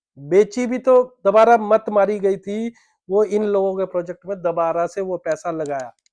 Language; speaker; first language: Hindi; native; Hindi